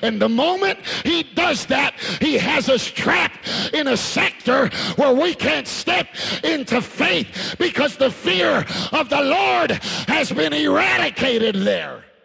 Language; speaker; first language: English; early bilingual, other home language; Spanish